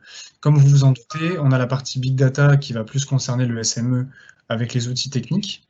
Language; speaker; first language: French; native; French